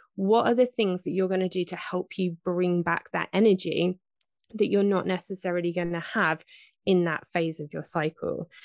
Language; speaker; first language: English; native; English